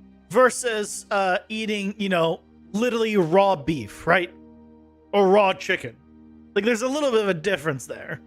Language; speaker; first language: English; native; English